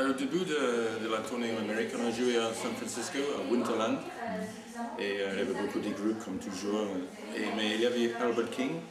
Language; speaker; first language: French; non-native, fluent; English